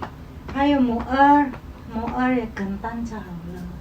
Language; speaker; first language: Chinese; non-native, learner; Indonesian